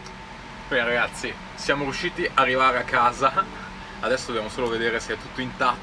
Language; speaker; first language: Italian; native; Italian